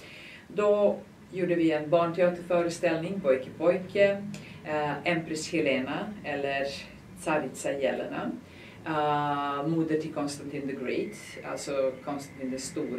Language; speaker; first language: Swedish; non-native, fluent; Serbian